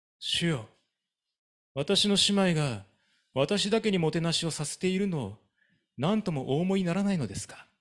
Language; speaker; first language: Japanese; native; Japanese